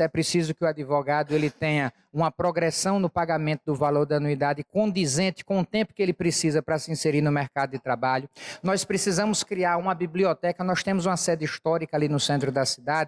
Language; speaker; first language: Portuguese; native; Portuguese